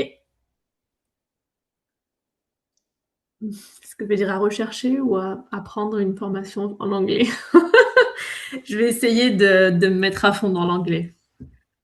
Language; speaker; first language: French; native; French